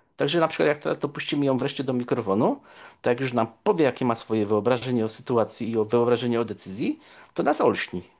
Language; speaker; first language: Polish; native; Polish